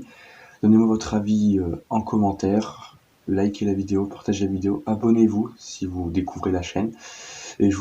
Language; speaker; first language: French; native; French